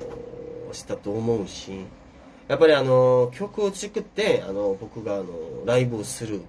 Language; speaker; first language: Japanese; non-native, fluent; Korean